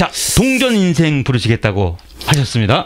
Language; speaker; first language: Korean; native; Korean